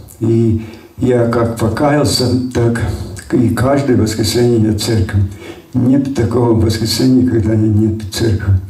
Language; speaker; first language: Russian; non-native, local second language; Latvian